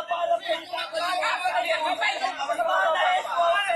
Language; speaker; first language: Indonesian; native; Indonesian